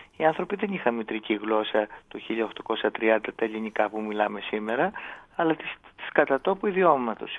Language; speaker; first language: Greek; native; Greek